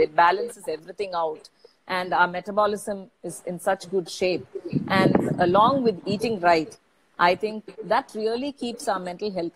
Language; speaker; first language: English; non-native, local second language; Tamil